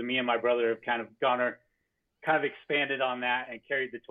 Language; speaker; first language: English; native; English